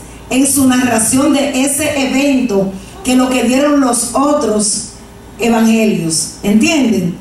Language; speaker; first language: Spanish; native; Spanish